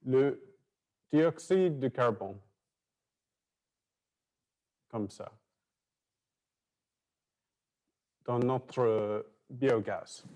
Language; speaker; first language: French; non-native, fluent; English